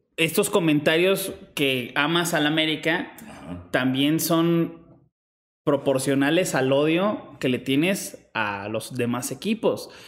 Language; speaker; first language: Spanish; native; Spanish